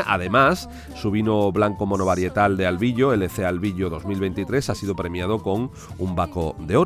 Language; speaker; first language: Spanish; native; Spanish